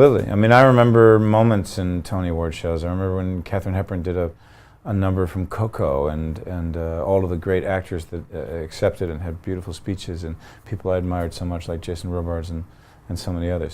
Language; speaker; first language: English; native; English